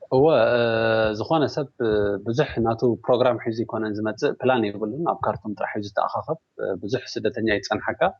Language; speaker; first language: Tigrinya; native; Tigrinya